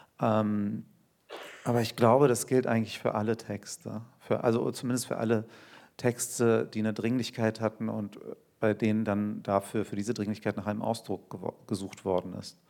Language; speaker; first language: German; early bilingual, other home language; Turkish